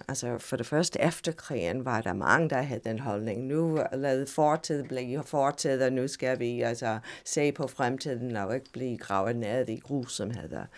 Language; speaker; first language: Danish; non-native, fluent; English